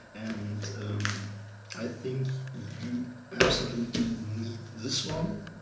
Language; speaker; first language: English; non-native, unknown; German